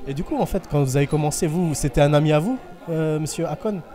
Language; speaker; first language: French; native; French